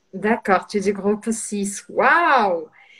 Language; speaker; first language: French; non-native, fluent; Portuguese